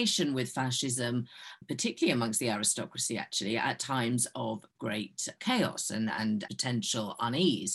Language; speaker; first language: English; native; English